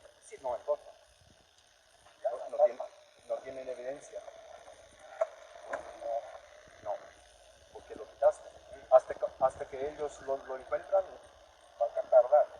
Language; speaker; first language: Spanish; non-native, learner; English